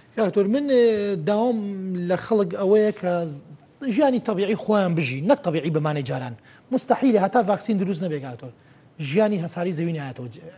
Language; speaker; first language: Central Kurdish; native; Central Kurdish